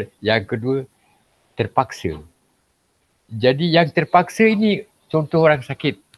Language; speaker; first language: Malay; non-native, local second language; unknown